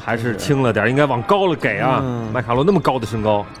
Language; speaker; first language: Chinese; native; Chinese